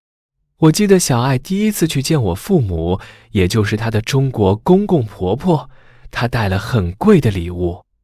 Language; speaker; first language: Chinese; native; Chinese